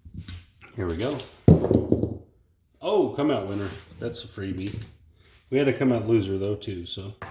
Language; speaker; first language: English; native; English